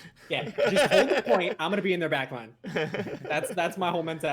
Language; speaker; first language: English; native; English